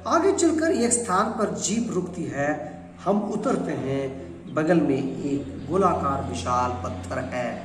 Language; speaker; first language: Hindi; non-native, local second language; Kannada